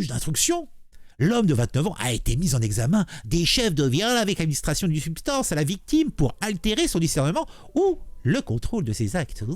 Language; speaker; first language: French; native; French